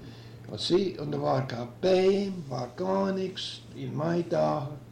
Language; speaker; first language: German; early bilingual, heritage; German